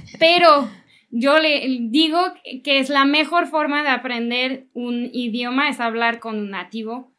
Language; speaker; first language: Spanish; non-native, fluent; French